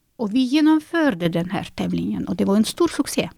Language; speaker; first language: Swedish; non-native, fluent; Russian